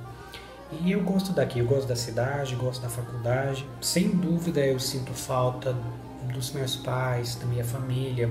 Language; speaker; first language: Portuguese; non-native, learner; Spanish